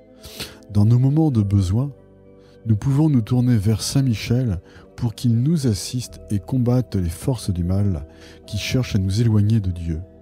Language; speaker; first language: French; native; French